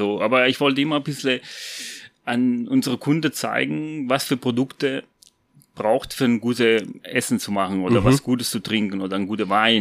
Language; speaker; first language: German; non-native, fluent; Italian